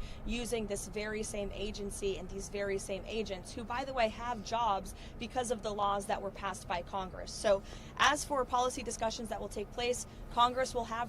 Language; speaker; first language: English; native; English